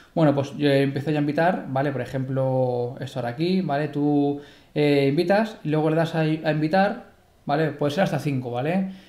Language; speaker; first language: Spanish; native; Spanish